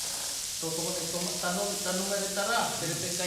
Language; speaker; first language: Japanese; non-native, fluent; Filipino